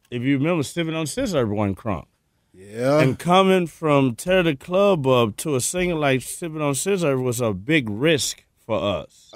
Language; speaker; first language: English; native; English